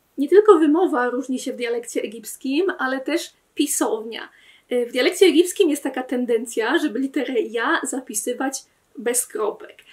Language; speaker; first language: Polish; native; Polish